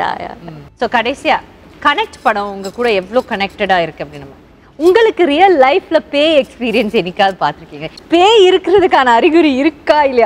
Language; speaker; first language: Tamil; native; Tamil